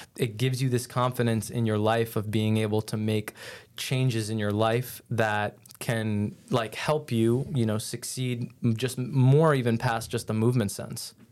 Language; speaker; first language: English; native; English